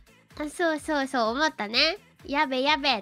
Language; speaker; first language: Japanese; native; Japanese